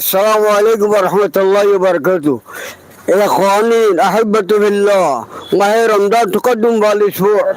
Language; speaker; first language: Arabic; non-native, learner; Bangla